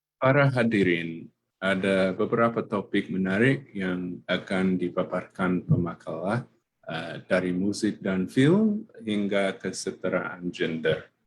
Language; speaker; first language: Indonesian; non-native, fluent; English